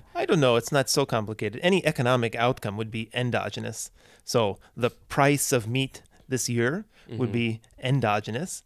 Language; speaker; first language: English; native; English